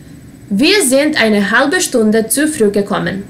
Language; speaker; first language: German; non-native, fluent; Serbian